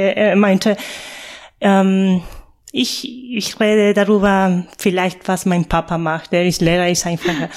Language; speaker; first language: German; non-native, fluent; Spanish